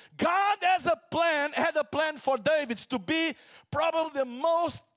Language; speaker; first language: English; non-native, fluent; Portuguese